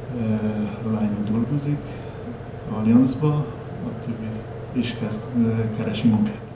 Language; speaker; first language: Hungarian; non-native, learner; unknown